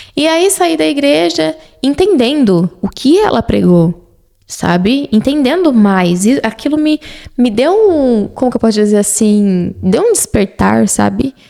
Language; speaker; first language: Portuguese; native; Portuguese